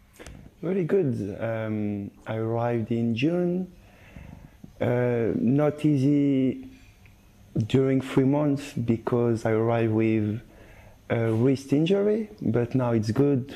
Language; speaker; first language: English; non-native, learner; French